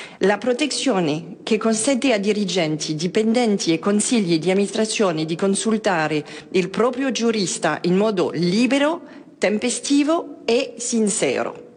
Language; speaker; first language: Italian; non-native, fluent; French